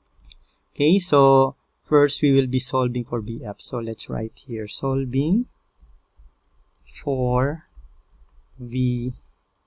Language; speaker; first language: English; non-native, local second language; Filipino